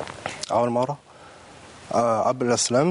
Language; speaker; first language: Arabic; non-native, learner; French